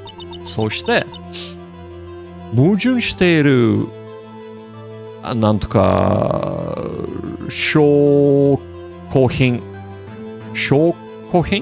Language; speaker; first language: Japanese; non-native, learner; English